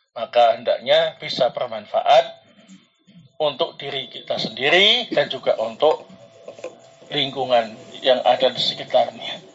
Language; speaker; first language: Indonesian; non-native, local second language; Javanese